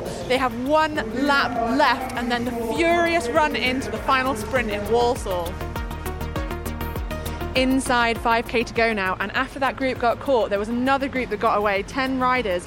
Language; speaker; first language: English; native; English